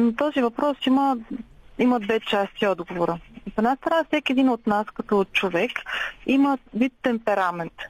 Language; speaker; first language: Bulgarian; native; Bulgarian